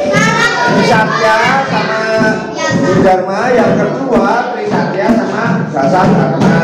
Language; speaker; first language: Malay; non-native, local second language; Javanese